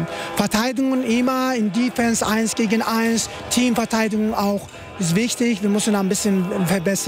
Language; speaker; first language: German; non-native, learner; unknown